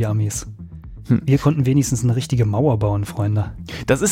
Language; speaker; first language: German; native; German